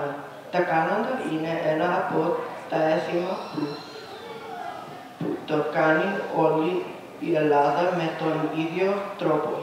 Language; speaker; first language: Greek; early bilingual, heritage; Greek